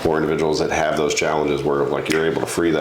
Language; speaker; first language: English; native; English